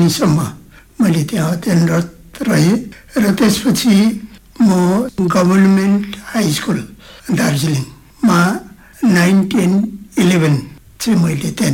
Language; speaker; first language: Nepali; native; Nepali